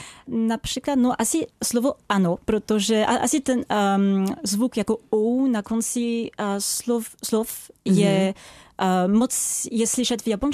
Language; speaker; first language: Czech; non-native, fluent; French